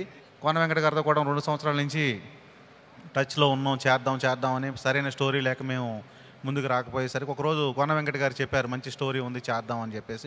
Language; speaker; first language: Telugu; native; Telugu